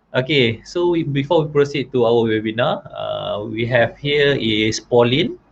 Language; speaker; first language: English; non-native, local second language; Malay